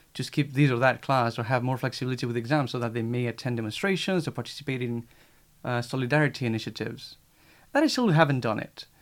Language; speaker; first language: English; non-native, fluent; Spanish